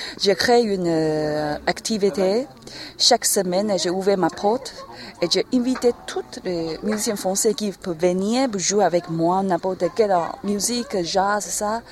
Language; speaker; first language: French; non-native, learner; Chinese